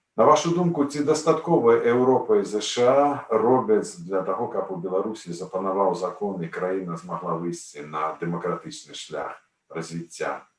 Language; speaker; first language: Belarusian; native; Belarusian